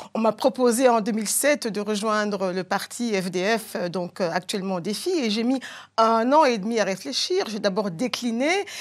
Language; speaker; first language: French; non-native, local second language; Bambara